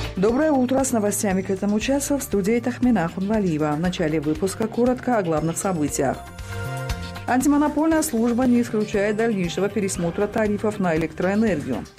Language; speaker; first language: Russian; non-native, local second language; Tajik